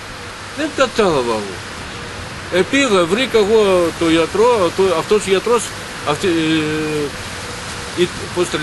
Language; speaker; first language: Greek; non-native, learner; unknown